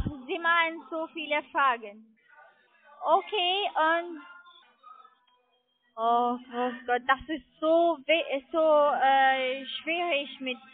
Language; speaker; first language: German; non-native, learner; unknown